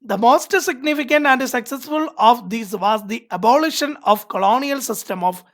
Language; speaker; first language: English; non-native, local second language; Malayalam